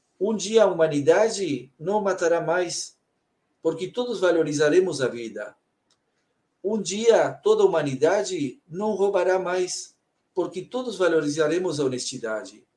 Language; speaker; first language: Portuguese; native; Portuguese